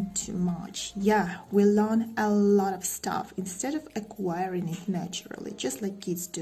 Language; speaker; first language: English; non-native, fluent; Russian